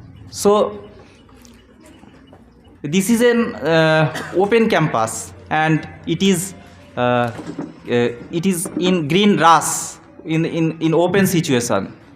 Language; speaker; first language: English; non-native, local second language; Bangla